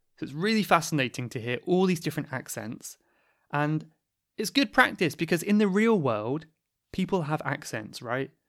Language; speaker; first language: English; native; English